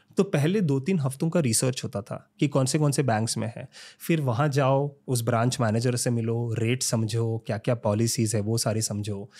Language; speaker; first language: Hindi; native; Hindi